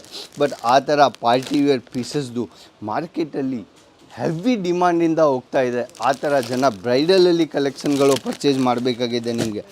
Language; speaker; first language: Kannada; non-native, fluent; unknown